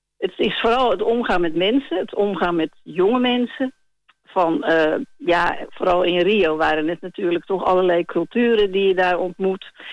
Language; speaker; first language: Dutch; native; Dutch